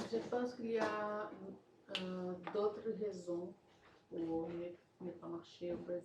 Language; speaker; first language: French; non-native, learner; Portuguese